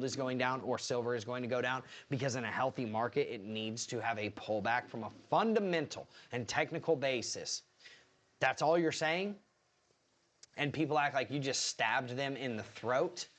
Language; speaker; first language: English; native; English